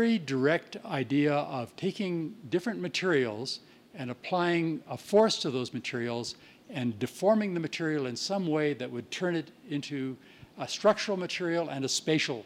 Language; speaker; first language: English; native; English